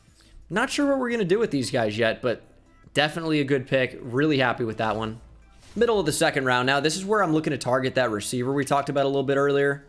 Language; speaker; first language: English; native; English